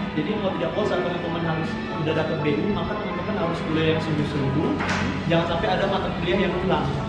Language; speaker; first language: Indonesian; native; Indonesian